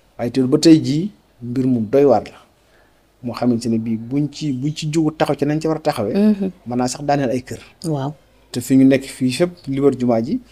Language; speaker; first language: Wolof; native; Wolof